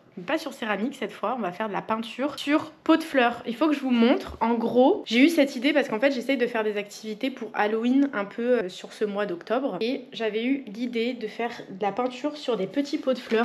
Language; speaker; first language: French; native; French